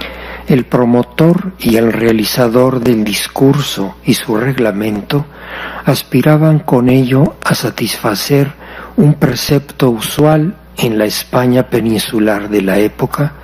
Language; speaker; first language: Spanish; native; Spanish